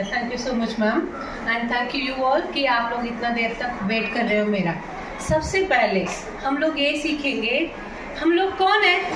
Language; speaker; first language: Hindi; non-native, local second language; Marathi